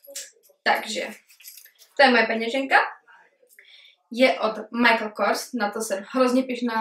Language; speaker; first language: Czech; early bilingual, heritage; Czech